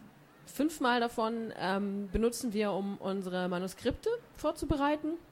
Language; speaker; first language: German; native; German